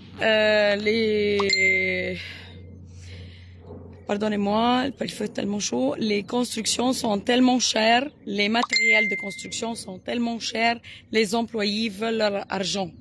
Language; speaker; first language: French; non-native, learner; Arabic